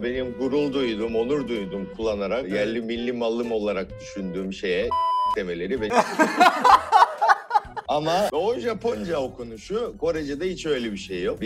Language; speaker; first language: Turkish; non-native, fluent; Korean